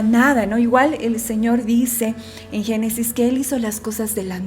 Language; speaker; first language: Spanish; native; Spanish